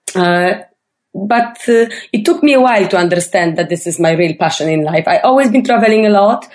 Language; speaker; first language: English; non-native, fluent; Polish